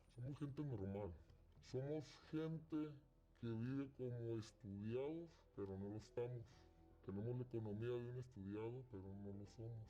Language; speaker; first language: Spanish; native; Spanish